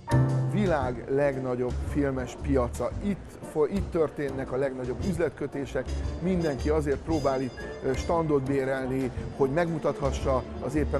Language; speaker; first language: Hungarian; native; Hungarian